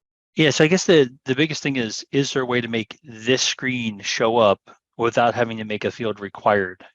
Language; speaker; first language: English; native; English